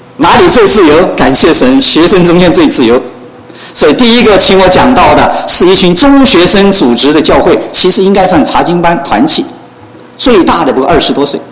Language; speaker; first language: Chinese; non-native, local second language; Cantonese